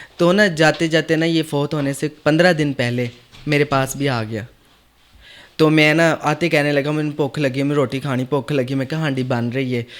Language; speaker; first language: Urdu; non-native, local second language; Punjabi